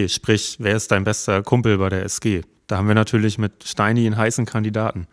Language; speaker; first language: German; native; German